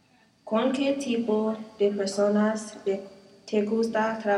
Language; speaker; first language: Spanish; non-native, learner; English